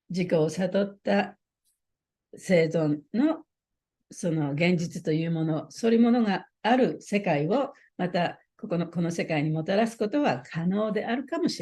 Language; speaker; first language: Japanese; native; Japanese